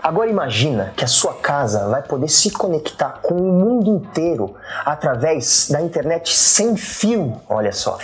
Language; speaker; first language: Portuguese; native; Portuguese